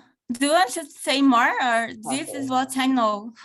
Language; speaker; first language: English; non-native, local second language; Portuguese